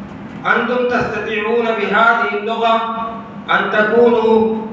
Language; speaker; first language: Arabic; non-native, fluent; Urdu